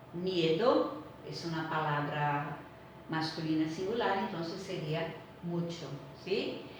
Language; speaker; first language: Spanish; non-native, fluent; Portuguese